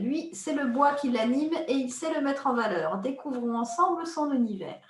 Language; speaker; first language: French; native; French